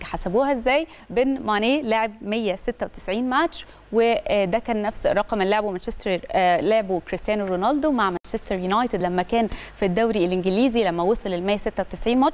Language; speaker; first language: Arabic; native; Arabic